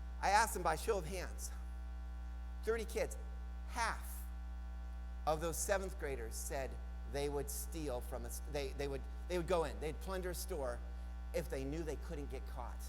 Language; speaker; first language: English; native; English